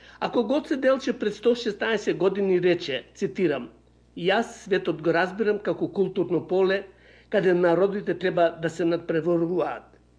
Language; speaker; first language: Macedonian; native; Macedonian